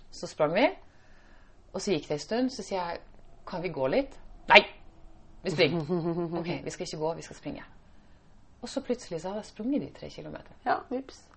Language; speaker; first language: Norwegian; native; Norwegian